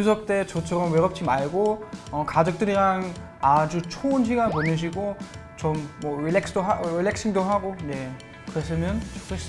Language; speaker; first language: Korean; non-native, fluent; German